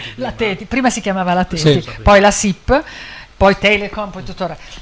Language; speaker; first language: Italian; native; Italian